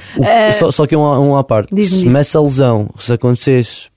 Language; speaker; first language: Portuguese; native; Portuguese